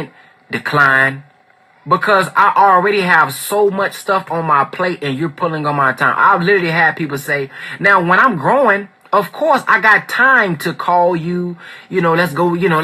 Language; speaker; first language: English; native; English